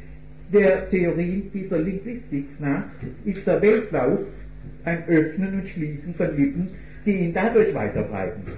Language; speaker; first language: German; native; German